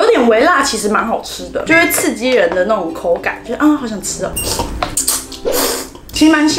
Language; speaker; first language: Chinese; native; Chinese